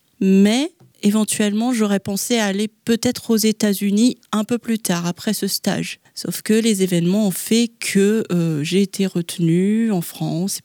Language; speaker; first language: French; non-native, local second language; Malagasy